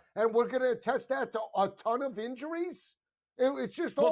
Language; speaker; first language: English; native; English